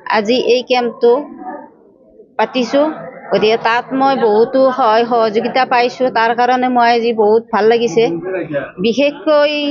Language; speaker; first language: Assamese; native; Assamese